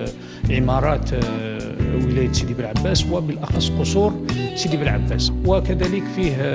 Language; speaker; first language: Arabic; native; Arabic